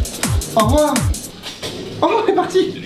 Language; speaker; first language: French; native; French